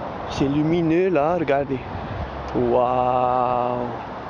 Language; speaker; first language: French; native; French